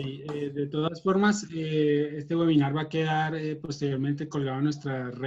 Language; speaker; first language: Spanish; native; Spanish